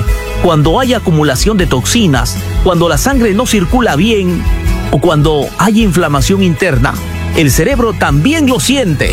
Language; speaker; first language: Spanish; native; Spanish